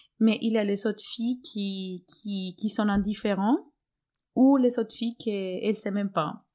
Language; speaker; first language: French; non-native, fluent; Spanish